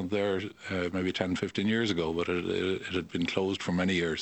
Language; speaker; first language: English; native; English